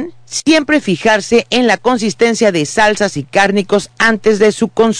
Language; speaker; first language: Spanish; native; Spanish